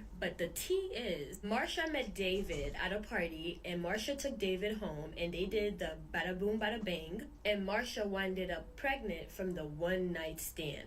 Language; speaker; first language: English; native; English